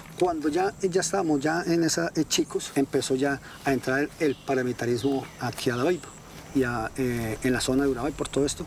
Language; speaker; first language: Spanish; native; Spanish